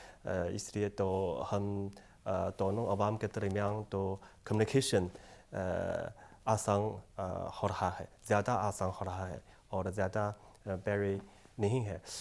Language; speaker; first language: Hindi; non-native, fluent; Chinese